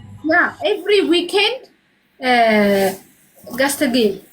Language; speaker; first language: English; non-native, learner; Amharic